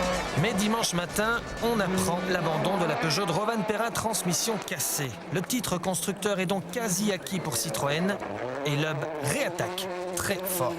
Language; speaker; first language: French; native; French